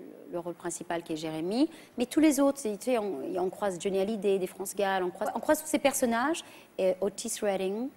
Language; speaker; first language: French; early bilingual, other home language; English